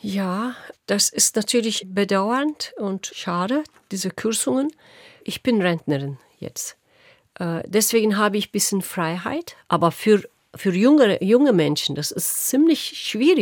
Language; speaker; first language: German; non-native, local second language; Turkish